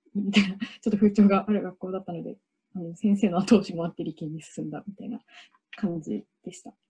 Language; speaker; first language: Japanese; native; Japanese